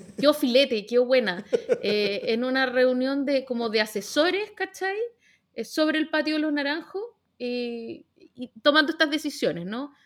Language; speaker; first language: Spanish; native; Spanish